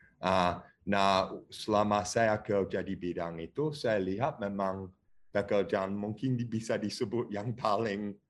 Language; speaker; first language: Indonesian; non-native, fluent; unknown